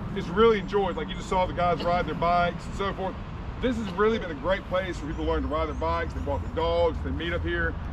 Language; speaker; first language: English; native; English